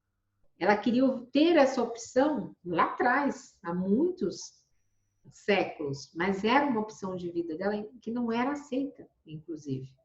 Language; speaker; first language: Portuguese; native; Portuguese